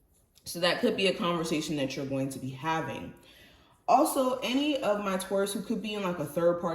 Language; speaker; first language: English; native; English